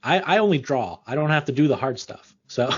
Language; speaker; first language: English; native; English